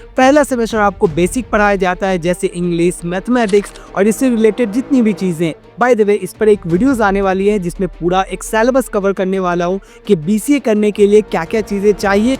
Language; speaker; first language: Hindi; native; Hindi